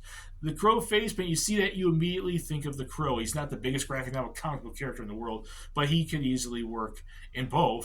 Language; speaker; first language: English; native; English